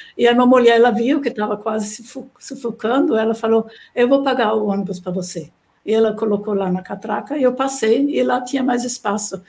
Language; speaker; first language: Portuguese; non-native, fluent; German